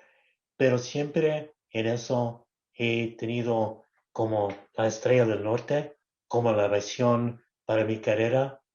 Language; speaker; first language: Spanish; non-native, local second language; English